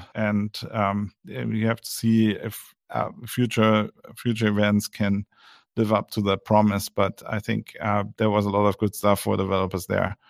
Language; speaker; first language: English; non-native, fluent; German